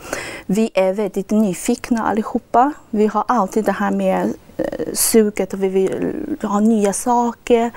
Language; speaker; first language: Swedish; non-native, fluent; Chinese